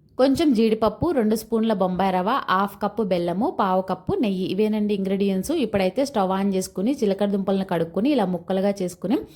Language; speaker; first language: Telugu; native; Telugu